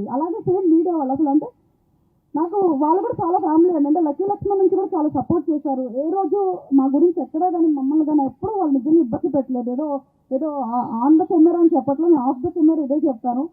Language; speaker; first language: Telugu; native; Telugu